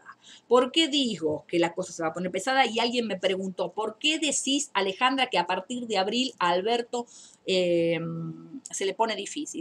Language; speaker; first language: Spanish; native; Spanish